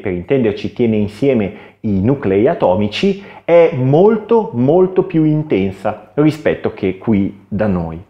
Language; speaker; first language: Italian; native; Italian